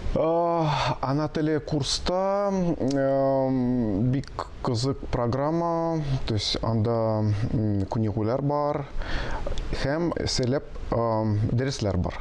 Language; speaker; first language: Tatar; non-native, local second language; Russian